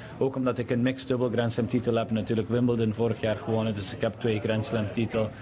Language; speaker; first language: Dutch; non-native, local second language; Papiamento